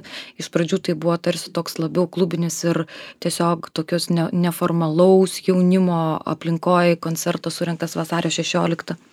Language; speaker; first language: Lithuanian; native; Lithuanian